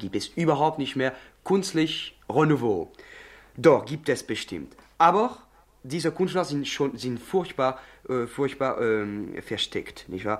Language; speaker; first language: German; non-native, learner; French